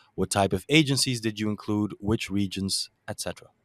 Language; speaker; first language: English; non-native, fluent; Dutch